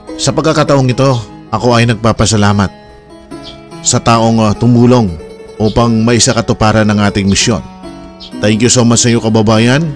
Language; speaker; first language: Filipino; non-native, local second language; Waray